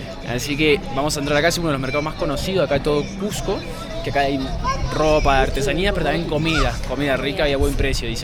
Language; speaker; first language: Spanish; native; Spanish